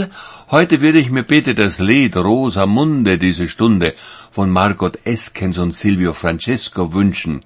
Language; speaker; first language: German; native; German